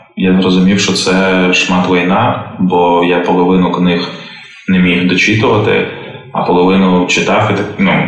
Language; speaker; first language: Ukrainian; non-native, local second language; Russian